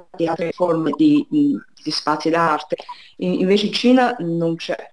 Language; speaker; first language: Italian; non-native, fluent; Chinese